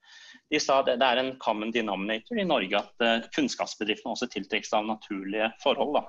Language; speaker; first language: Norwegian; native; Norwegian